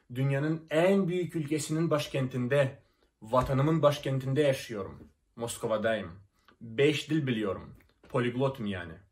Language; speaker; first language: Turkish; non-native, fluent; Russian